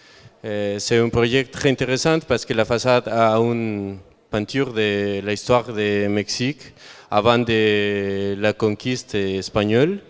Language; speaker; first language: French; non-native, learner; Spanish